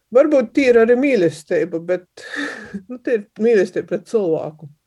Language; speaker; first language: Latvian; non-native, local second language; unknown